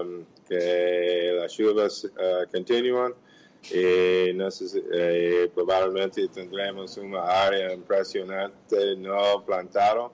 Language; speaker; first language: Portuguese; non-native, fluent; English